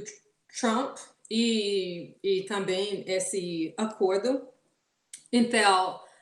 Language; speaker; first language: Portuguese; non-native, fluent; English